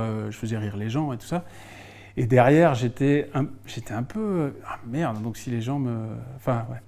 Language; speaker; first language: French; native; French